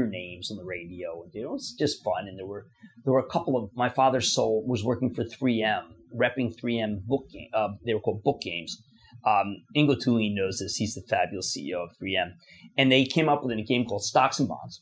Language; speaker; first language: English; native; English